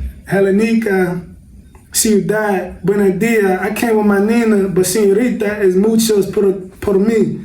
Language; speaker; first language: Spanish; non-native, learner; English